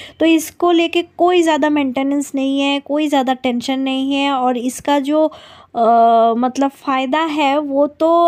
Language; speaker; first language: Hindi; non-native, local second language; Bangla